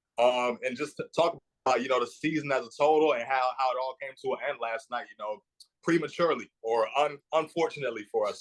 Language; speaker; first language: English; native; English